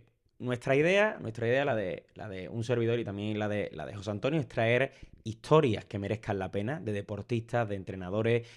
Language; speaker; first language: Spanish; native; Spanish